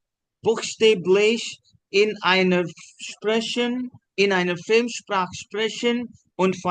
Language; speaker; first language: German; non-native, learner; Hindi